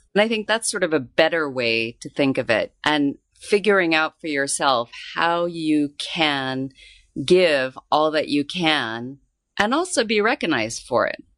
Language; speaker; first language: English; native; English